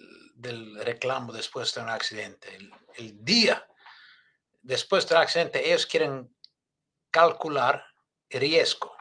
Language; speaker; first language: Spanish; non-native, learner; English